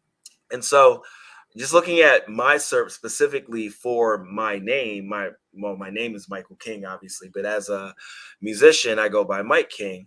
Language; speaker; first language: English; native; English